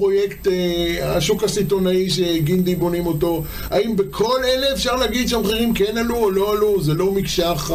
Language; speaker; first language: Hebrew; native; Hebrew